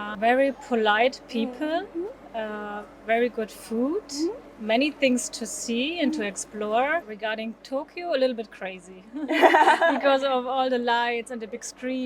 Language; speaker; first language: English; non-native, fluent; German